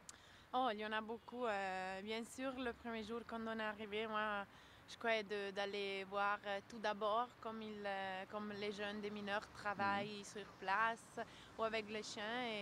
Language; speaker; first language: French; non-native, local second language; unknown